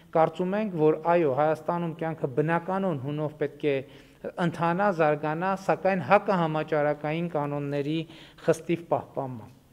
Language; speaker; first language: Armenian; native; Armenian